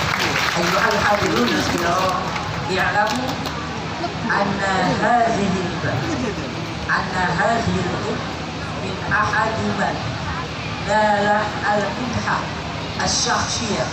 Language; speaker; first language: Arabic; non-native, fluent; Indonesian